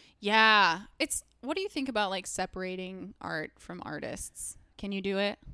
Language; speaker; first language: English; native; English